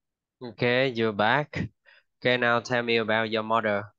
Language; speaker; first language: English; non-native, fluent; Vietnamese